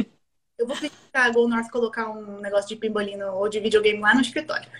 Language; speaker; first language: Portuguese; native; Portuguese